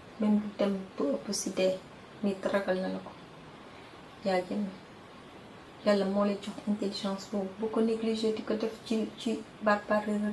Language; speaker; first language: Wolof; non-native, local second language; Jola-Fonyi